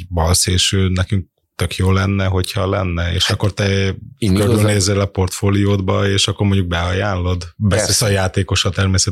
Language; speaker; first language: Hungarian; native; Hungarian